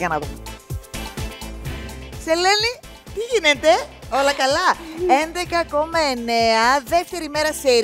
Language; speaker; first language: Greek; native; Greek